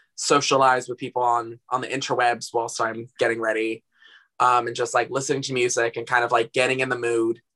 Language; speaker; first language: English; native; English